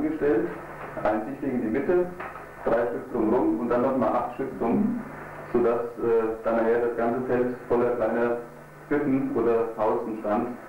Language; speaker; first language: German; native; German